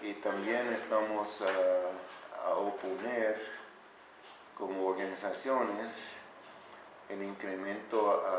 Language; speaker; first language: Spanish; non-native, learner; English